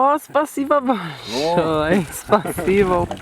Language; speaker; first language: Russian; non-native, learner; German